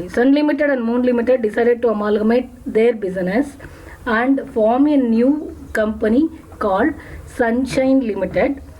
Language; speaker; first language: English; non-native, local second language; Kannada